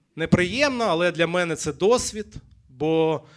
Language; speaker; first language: Ukrainian; native; Ukrainian